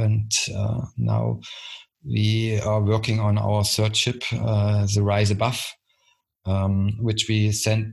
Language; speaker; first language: English; non-native, fluent; German